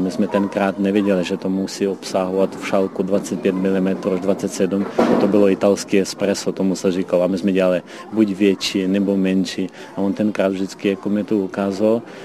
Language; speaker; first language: Czech; non-native, fluent; Ukrainian